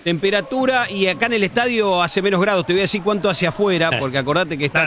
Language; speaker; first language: Spanish; native; Spanish